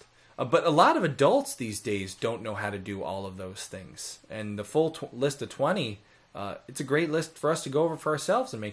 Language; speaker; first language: English; native; English